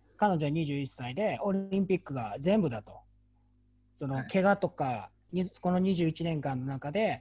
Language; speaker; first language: Japanese; non-native, fluent; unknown